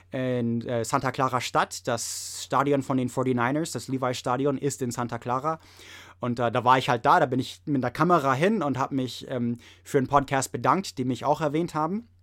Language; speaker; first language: German; non-native, fluent; English